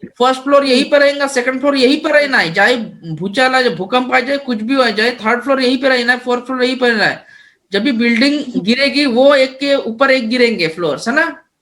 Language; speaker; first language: Hindi; non-native, local second language; Marathi